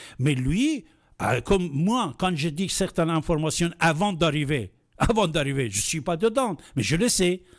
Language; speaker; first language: French; non-native, fluent; Persian